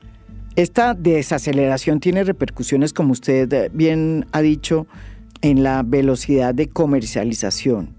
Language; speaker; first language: Spanish; native; Spanish